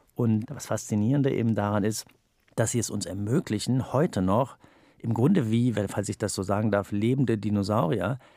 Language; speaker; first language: German; native; German